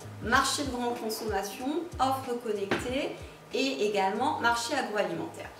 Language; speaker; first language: French; native; French